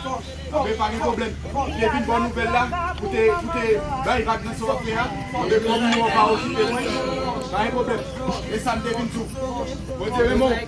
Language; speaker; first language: French; non-native, local second language; Haitian Creole